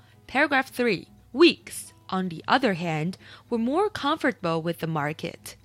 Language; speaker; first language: English; non-native, fluent; Chinese